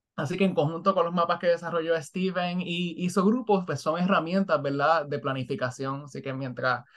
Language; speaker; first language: Spanish; native; Spanish